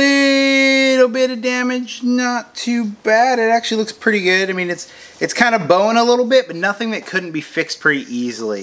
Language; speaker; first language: English; native; English